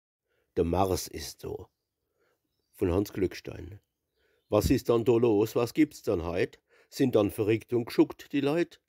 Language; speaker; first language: German; native; German